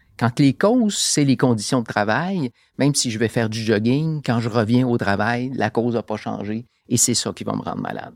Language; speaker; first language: French; native; French